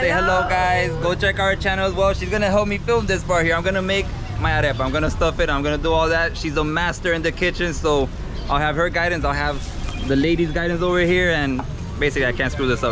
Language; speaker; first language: English; early bilingual, other home language; Spanish